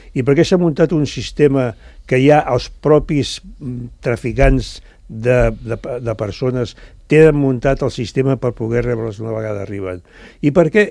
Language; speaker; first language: Catalan; native; Catalan